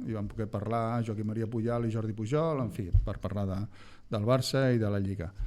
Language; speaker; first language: Catalan; native; Catalan